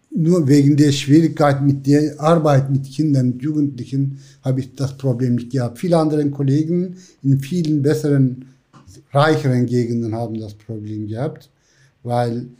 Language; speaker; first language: German; non-native, fluent; Turkish